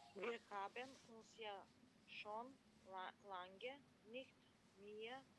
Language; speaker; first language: German; non-native, learner; Macedonian